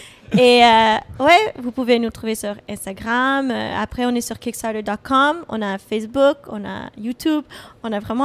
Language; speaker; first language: French; non-native, fluent; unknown